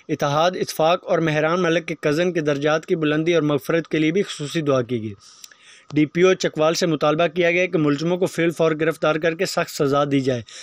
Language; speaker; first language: Urdu; non-native, local second language; Punjabi